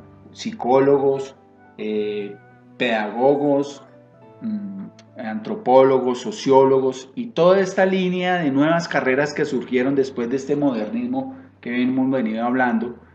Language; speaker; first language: Spanish; native; Spanish